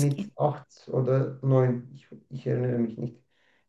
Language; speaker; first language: German; non-native, learner; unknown